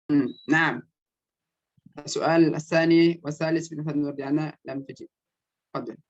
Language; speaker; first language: Arabic; non-native, fluent; Indonesian